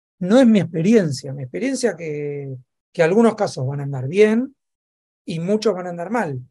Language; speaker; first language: Spanish; native; Spanish